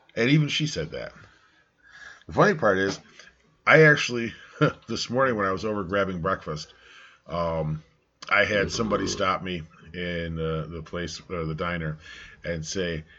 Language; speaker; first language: English; early bilingual, other home language; Italian